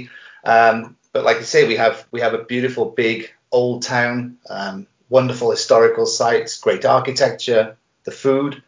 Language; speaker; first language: English; native; English